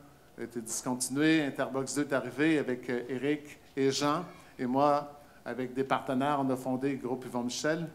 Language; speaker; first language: French; native; French